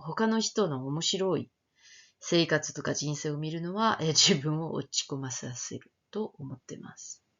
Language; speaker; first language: Japanese; non-native, fluent; French